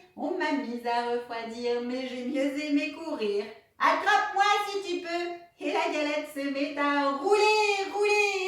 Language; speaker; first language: French; native; French